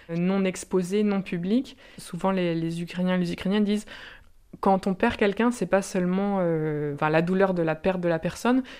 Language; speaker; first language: French; native; French